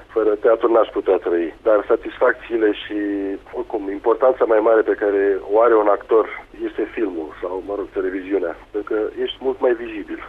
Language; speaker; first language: Romanian; native; Romanian